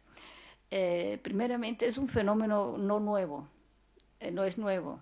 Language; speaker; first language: Spanish; non-native, fluent; Italian